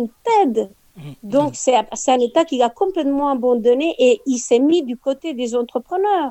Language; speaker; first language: French; non-native, fluent; Spanish